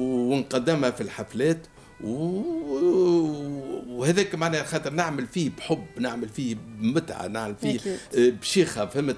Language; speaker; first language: Arabic; native; Arabic